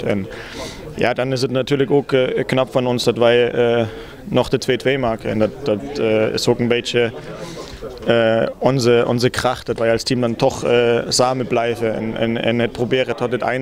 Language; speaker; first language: Dutch; non-native, fluent; German